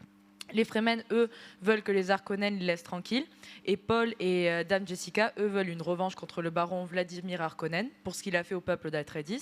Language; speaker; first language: French; native; French